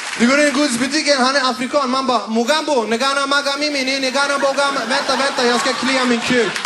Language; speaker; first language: Swedish; early bilingual, other home language; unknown